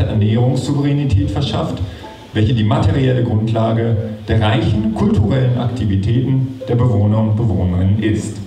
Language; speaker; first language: German; native; German